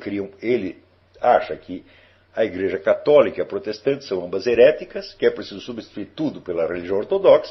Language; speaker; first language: Portuguese; native; Portuguese